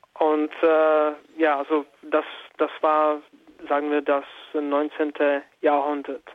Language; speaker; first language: German; non-native, fluent; Czech